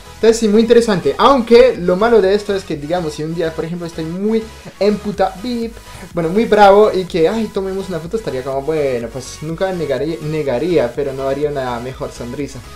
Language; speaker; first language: Spanish; non-native, fluent; French